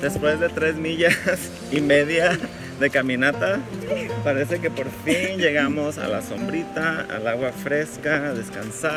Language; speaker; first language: Spanish; early bilingual, heritage; Spanish